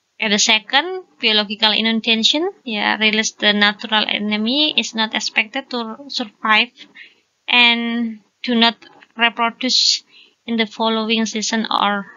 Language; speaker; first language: English; non-native, learner; Indonesian